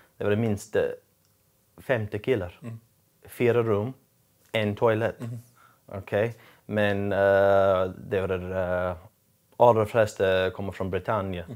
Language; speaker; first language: Swedish; non-native, learner; English